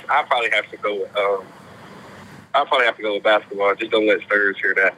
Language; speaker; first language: English; native; English